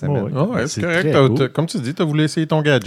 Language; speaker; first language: French; native; French